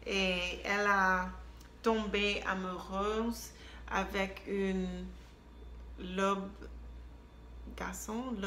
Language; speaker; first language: French; non-native, learner; English